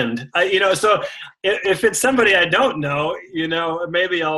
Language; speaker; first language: English; native; English